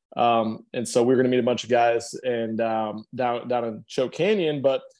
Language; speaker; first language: English; native; English